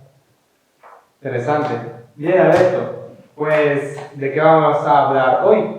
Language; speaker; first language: Spanish; non-native, fluent; Ukrainian